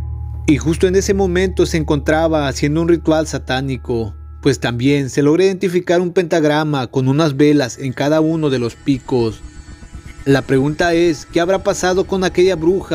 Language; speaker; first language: Spanish; native; Spanish